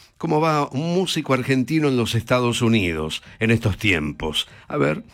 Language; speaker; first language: Spanish; native; Spanish